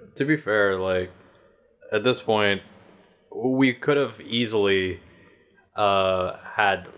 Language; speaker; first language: English; early bilingual, other home language; Spanish